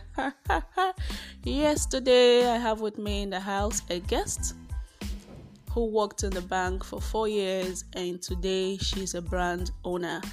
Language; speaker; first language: English; non-native, local second language; Bini